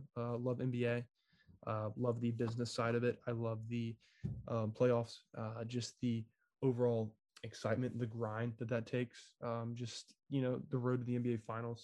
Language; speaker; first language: English; native; English